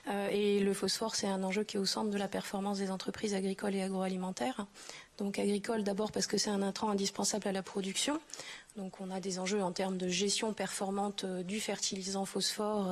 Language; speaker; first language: French; native; French